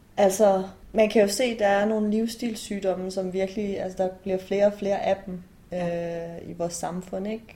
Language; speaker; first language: Danish; early bilingual, other home language; Persian